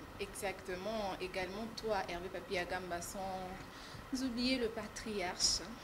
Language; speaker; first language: French; native; French